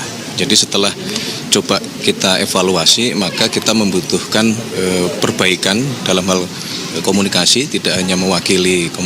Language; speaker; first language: Indonesian; native; Indonesian